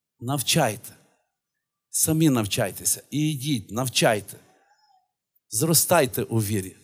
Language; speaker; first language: Ukrainian; native; Ukrainian